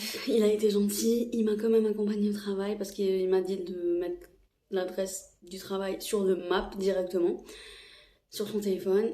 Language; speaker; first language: French; non-native, local second language; Arabic